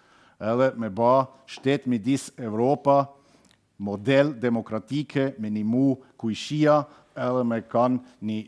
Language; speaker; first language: Albanian; non-native, learner; German